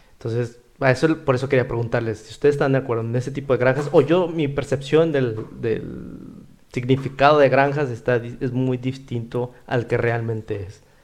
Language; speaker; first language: Spanish; native; Spanish